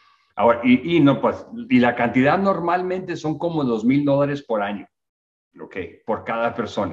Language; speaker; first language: Spanish; early bilingual, other home language; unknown